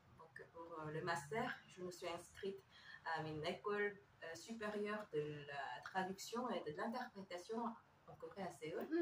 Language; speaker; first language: French; non-native, fluent; Korean